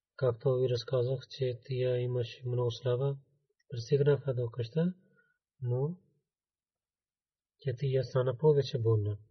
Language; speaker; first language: Bulgarian; non-native, learner; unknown